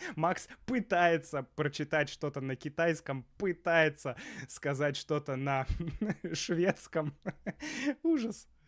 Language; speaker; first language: Russian; native; Russian